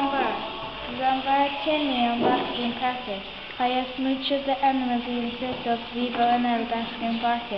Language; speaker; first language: Spanish; non-native, learner; English